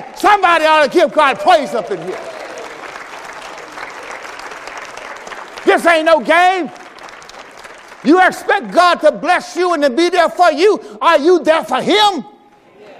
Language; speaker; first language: English; native; English